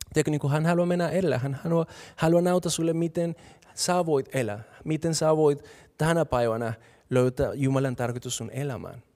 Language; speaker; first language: Finnish; non-native, fluent; Spanish